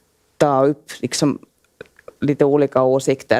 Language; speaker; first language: Swedish; non-native, local second language; Finnish